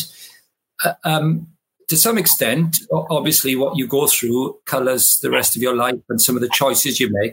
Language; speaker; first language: English; native; English